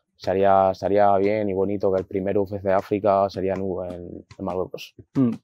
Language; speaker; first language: Spanish; early bilingual, other home language; Arabic